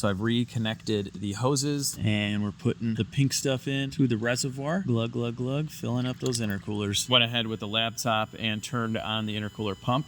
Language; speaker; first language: English; native; English